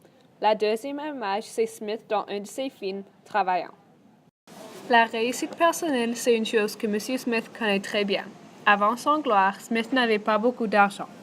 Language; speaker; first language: French; non-native, local second language; English